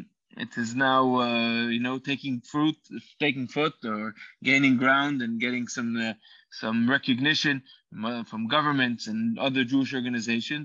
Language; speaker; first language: English; non-native, fluent; Hebrew